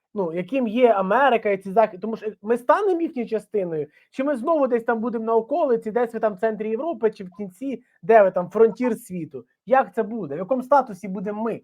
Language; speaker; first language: Ukrainian; native; Ukrainian